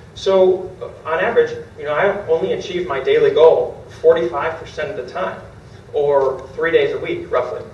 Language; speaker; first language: English; native; English